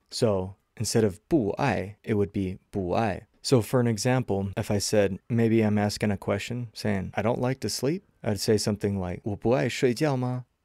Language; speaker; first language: English; native; English